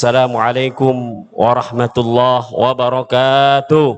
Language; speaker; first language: Indonesian; native; Indonesian